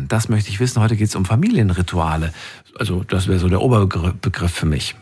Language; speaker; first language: German; native; German